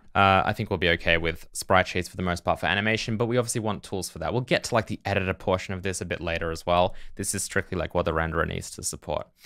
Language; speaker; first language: English; native; English